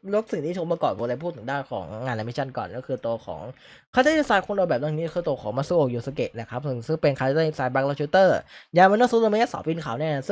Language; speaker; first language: Thai; native; Thai